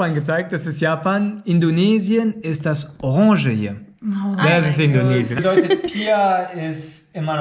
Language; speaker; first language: German; non-native, fluent; Indonesian